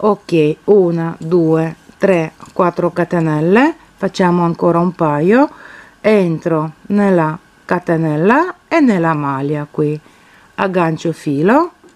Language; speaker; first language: Italian; non-native, fluent; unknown